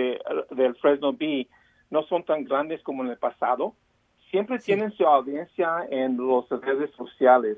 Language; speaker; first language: Spanish; early bilingual, heritage; Spanish